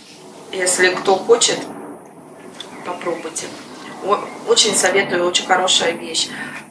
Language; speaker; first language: Russian; native; Russian